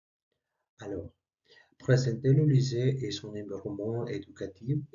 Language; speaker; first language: French; non-native, learner; Spanish